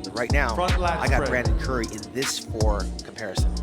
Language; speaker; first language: English; native; English